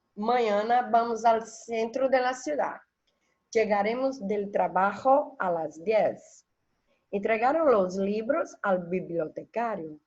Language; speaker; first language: Spanish; non-native, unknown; Portuguese